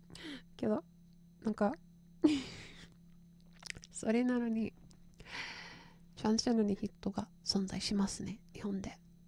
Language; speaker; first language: Japanese; non-native, learner; English